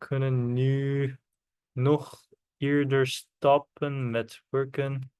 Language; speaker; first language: Dutch; non-native, learner; Korean